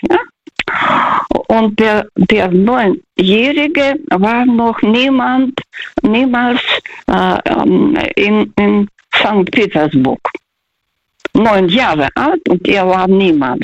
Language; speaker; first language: German; early bilingual, heritage; Russian